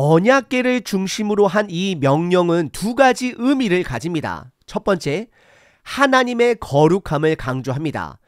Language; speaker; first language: Korean; native; Korean